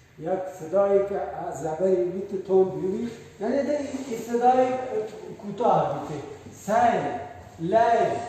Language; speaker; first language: Persian; non-native, local second language; Baluchi